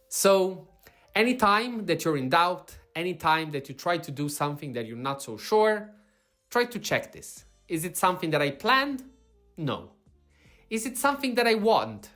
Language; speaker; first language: English; non-native, fluent; Italian